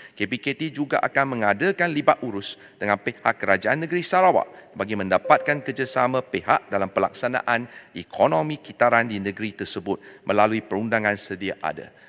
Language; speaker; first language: Malay; non-native, local second language; Chinese